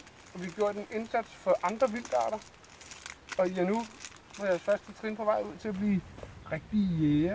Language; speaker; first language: Danish; native; Danish